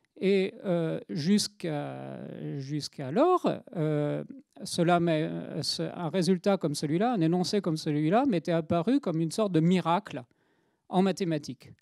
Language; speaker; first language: French; native; French